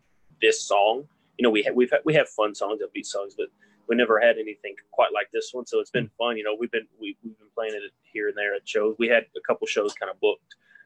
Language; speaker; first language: English; native; English